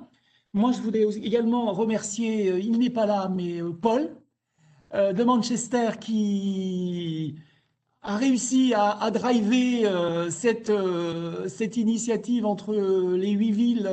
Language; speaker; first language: French; native; French